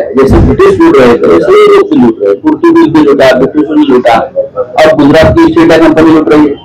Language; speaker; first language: Hindi; non-native, local second language; Marathi